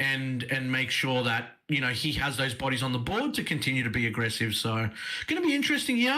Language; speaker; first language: English; native; English